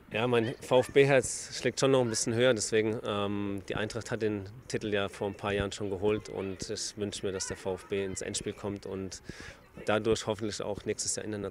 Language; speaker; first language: German; native; German